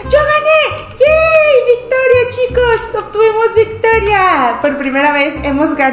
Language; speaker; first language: Spanish; native; Spanish